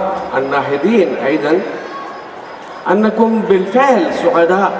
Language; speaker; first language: Arabic; non-native, fluent; Urdu